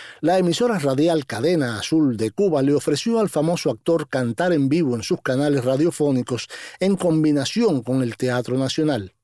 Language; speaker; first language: Spanish; native; Spanish